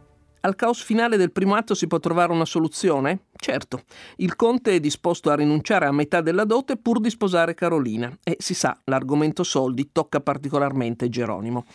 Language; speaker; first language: Italian; native; Italian